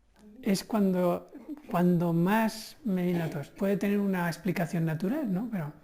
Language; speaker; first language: Spanish; native; Spanish